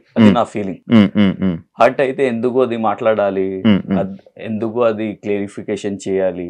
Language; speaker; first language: Telugu; non-native, learner; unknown